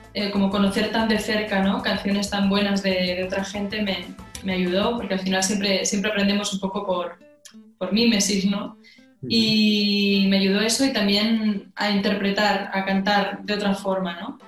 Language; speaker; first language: Spanish; native; Spanish